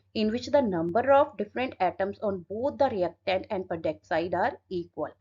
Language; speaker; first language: English; non-native, local second language; Punjabi